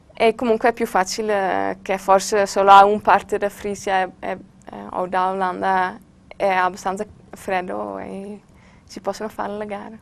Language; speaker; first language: Italian; non-native, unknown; Dutch